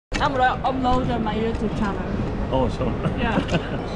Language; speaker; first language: English; non-native, learner; Korean